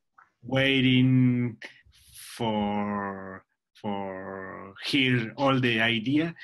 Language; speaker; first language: English; non-native, learner; Spanish